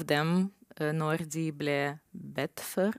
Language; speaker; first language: Norwegian; non-native, learner; Romanian